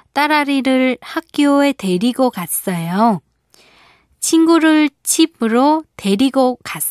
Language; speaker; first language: Korean; non-native, fluent; Vietnamese